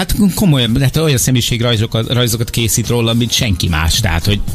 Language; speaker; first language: Hungarian; native; Hungarian